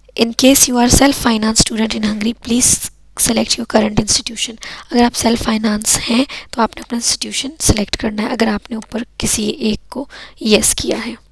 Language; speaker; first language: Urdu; native; Urdu